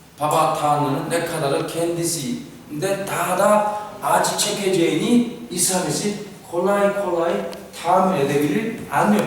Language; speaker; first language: Turkish; non-native, fluent; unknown